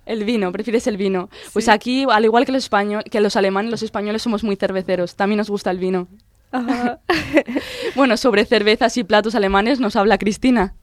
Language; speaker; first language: Spanish; native; Spanish